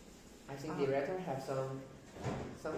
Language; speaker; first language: English; non-native, learner; Chinese